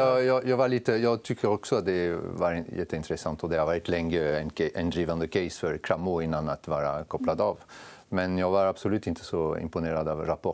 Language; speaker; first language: Swedish; non-native, fluent; French